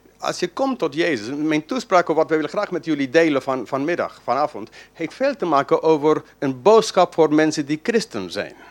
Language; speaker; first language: Dutch; non-native, fluent; English